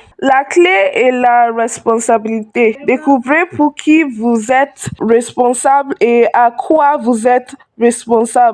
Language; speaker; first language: French; non-native, learner; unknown